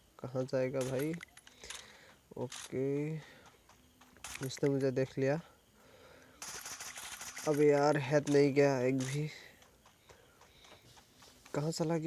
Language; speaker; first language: Hindi; non-native, local second language; Assamese